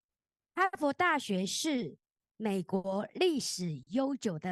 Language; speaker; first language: Chinese; native; Chinese